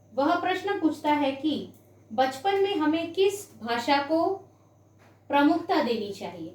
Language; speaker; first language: Hindi; non-native, local second language; Gujarati